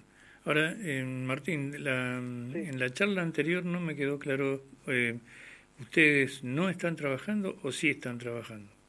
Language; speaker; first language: Spanish; native; Spanish